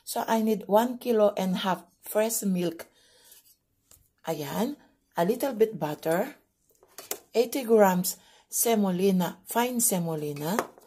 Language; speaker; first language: English; non-native, local second language; Filipino